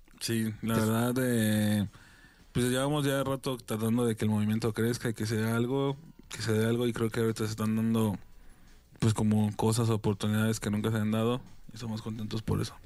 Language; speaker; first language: Spanish; native; Spanish